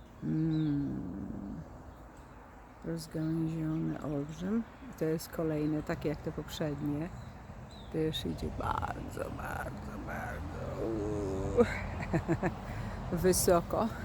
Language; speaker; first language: Polish; native; Polish